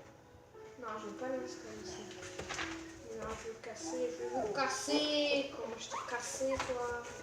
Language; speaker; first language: French; native; French